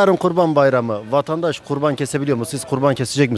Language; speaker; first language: Turkish; native; Turkish